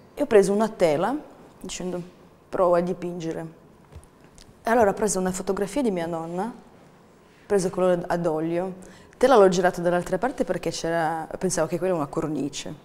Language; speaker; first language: Italian; non-native, fluent; Ukrainian